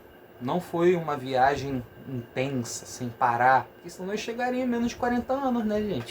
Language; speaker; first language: Portuguese; native; Portuguese